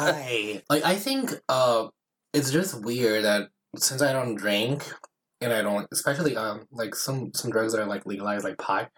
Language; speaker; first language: English; non-native, fluent; Portuguese